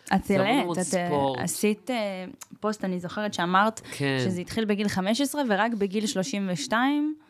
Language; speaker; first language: Hebrew; early bilingual, other home language; Russian